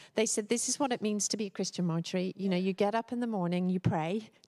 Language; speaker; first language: English; native; English